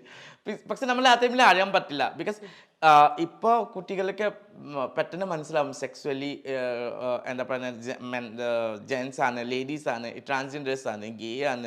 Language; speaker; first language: Malayalam; non-native, local second language; Assamese